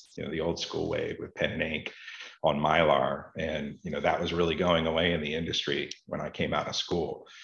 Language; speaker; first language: English; native; English